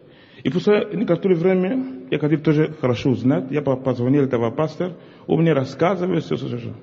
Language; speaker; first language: Russian; non-native, local second language; Ukrainian